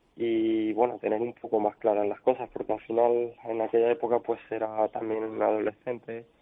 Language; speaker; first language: Spanish; native; Spanish